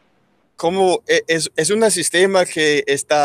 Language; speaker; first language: Spanish; non-native, learner; English